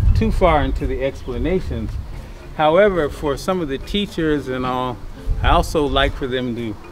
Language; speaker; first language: English; native; English